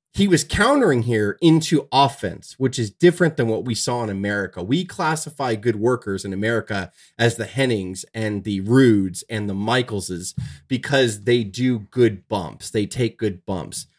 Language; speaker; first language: English; native; English